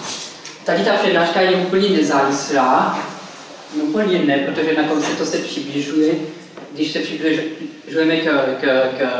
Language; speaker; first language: Czech; non-native, fluent; French